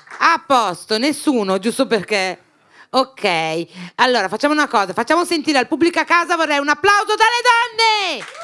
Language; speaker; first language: Italian; native; Italian